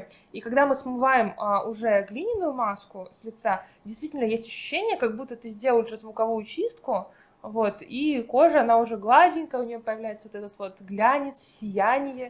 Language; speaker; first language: Russian; native; Russian